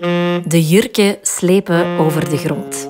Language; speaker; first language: Dutch; native; Dutch